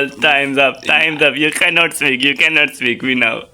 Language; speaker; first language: English; non-native, local second language; Urdu